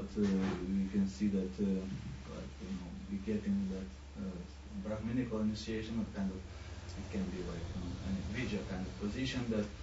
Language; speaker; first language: English; non-native, fluent; Lithuanian